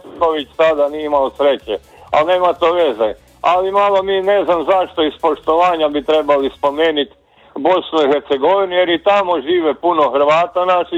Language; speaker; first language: Serbian; native; Serbian